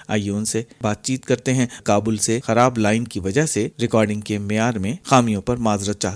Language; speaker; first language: Urdu; native; Urdu